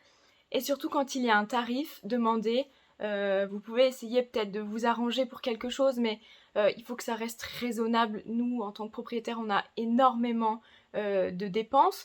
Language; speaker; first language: French; native; French